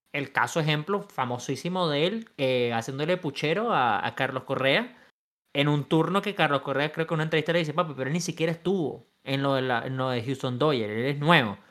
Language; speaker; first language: Spanish; native; Spanish